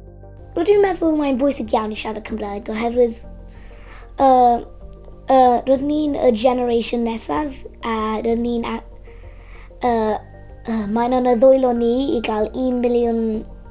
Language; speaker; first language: Welsh; non-native, local second language; English